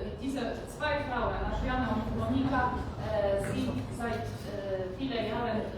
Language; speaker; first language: German; non-native, learner; Polish